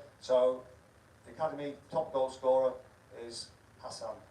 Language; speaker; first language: English; native; English